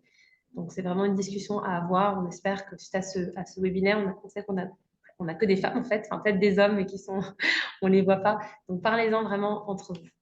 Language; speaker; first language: French; native; French